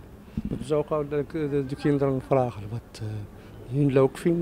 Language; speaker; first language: Dutch; non-native, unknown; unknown